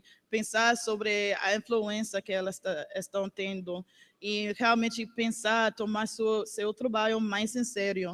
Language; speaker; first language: Portuguese; non-native, learner; English